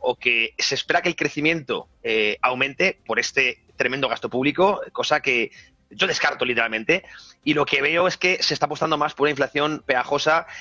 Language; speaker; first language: Spanish; native; Spanish